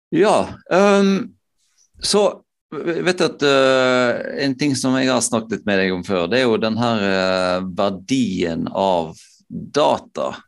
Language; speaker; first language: Norwegian; native; Norwegian